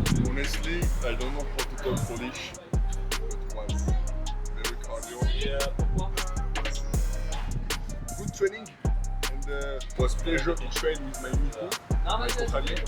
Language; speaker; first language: English; non-native, learner; French